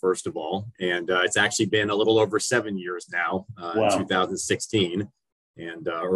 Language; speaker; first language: English; native; English